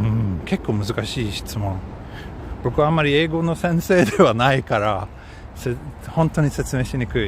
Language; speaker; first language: Japanese; non-native, fluent; Swedish